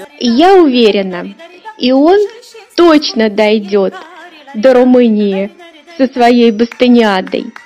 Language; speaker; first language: Russian; native; Russian